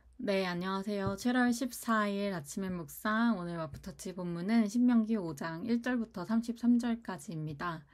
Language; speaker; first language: Korean; native; Korean